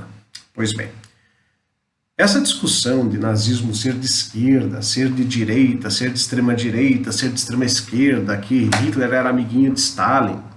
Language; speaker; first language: Portuguese; native; Portuguese